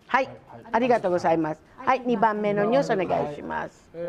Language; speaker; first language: Japanese; non-native, fluent; Filipino